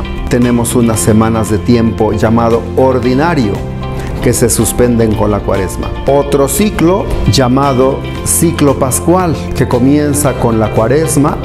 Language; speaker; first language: Spanish; native; Spanish